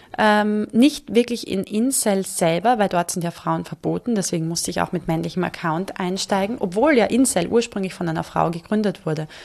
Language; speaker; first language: German; native; German